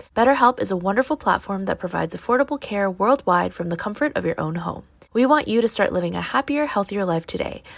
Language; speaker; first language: English; native; English